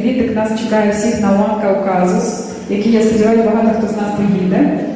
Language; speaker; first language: Ukrainian; native; Ukrainian